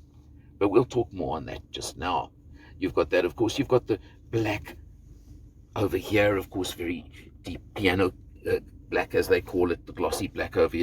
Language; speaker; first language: English; native; English